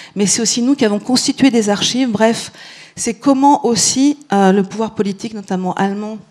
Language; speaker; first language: French; native; French